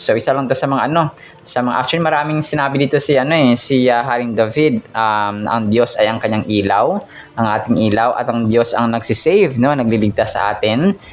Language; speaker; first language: Filipino; non-native, local second language; Hiligaynon